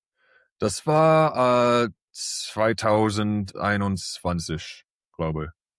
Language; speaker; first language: German; early bilingual, heritage; English